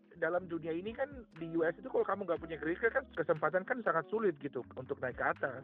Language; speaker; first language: Indonesian; native; Indonesian